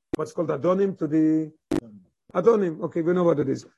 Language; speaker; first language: English; non-native, fluent; Hebrew